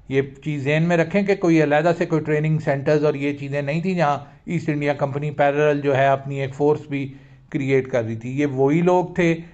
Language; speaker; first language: Urdu; native; Urdu